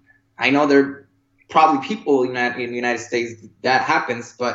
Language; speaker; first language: English; non-native, fluent; Spanish